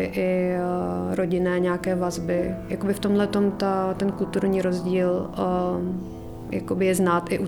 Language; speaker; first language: Czech; early bilingual, other home language; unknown